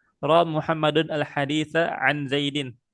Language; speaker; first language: Arabic; non-native, fluent; Indonesian